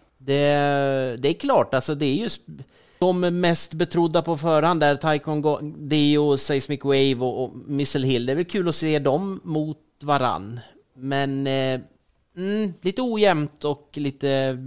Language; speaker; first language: Swedish; native; Swedish